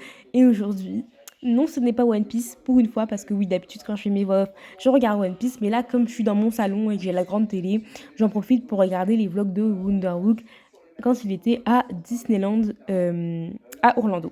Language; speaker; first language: French; native; French